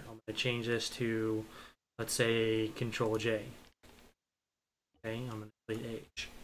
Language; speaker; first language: English; native; English